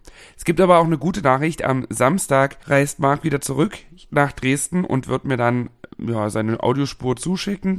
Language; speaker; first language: German; native; German